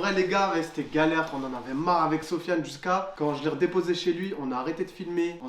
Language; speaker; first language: French; native; French